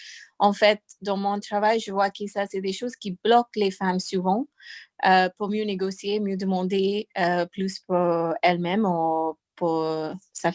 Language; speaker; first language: French; non-native, fluent; English